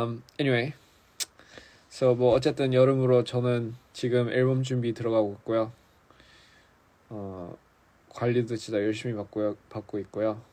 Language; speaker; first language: Korean; early bilingual, heritage; English